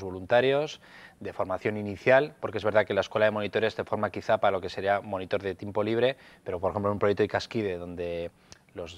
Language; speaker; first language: Spanish; native; Spanish